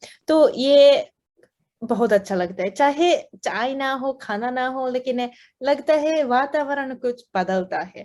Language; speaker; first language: Hindi; non-native, fluent; Japanese